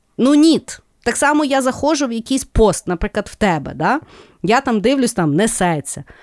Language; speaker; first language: Ukrainian; native; Ukrainian